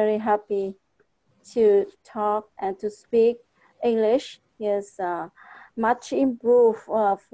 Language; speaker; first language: English; non-native, fluent; Vietnamese